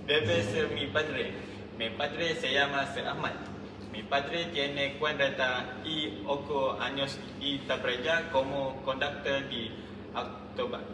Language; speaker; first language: Spanish; non-native, learner; Malay